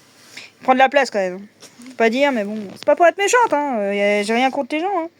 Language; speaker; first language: French; native; French